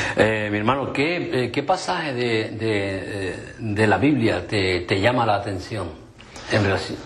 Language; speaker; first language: Spanish; native; Spanish